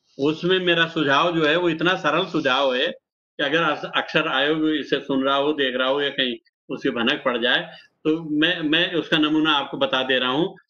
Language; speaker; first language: Hindi; native; Hindi